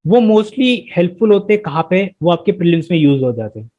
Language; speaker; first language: Hindi; non-native, local second language; Marathi